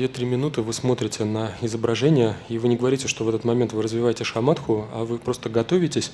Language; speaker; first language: Russian; native; Russian